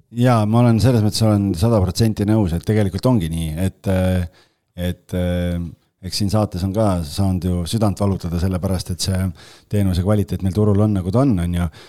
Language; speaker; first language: Estonian; native; Estonian